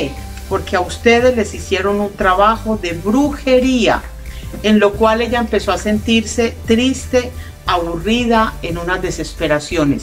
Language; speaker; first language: Spanish; native; Spanish